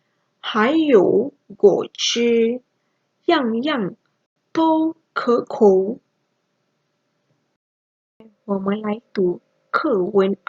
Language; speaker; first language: Chinese; non-native, local second language; Malay